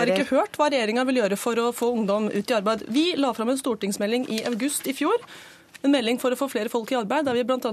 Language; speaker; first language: Norwegian; native; Norwegian